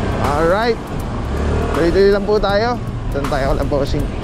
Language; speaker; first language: Filipino; native; Filipino